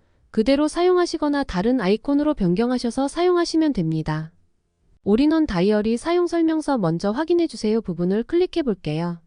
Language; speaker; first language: Korean; native; Korean